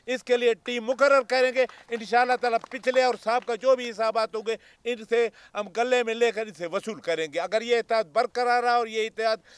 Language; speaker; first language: Urdu; non-native, local second language; Baluchi